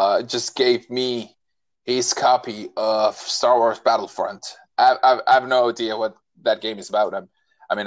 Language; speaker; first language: English; non-native, fluent; Spanish